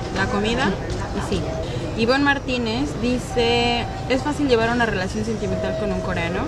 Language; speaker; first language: Spanish; native; Spanish